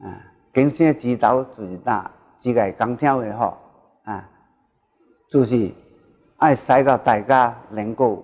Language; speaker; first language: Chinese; non-native, local second language; Min Nan Chinese